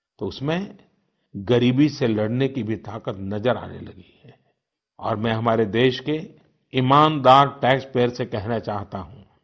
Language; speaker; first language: Hindi; non-native, local second language; Gujarati